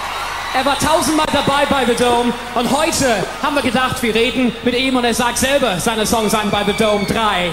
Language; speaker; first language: German; native; German